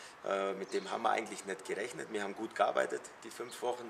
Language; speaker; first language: German; native; German